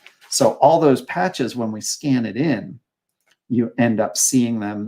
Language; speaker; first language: English; native; English